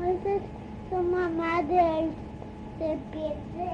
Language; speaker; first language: Spanish; early bilingual, heritage; Spanish